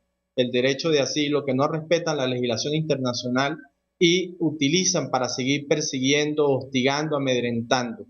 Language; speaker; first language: Spanish; native; Spanish